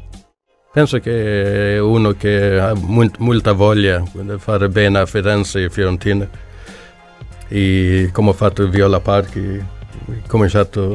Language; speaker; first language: Italian; non-native, learner; Swedish